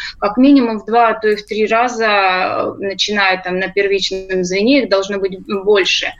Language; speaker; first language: Russian; native; Russian